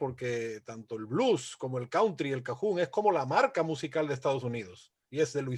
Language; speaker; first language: Spanish; native; Spanish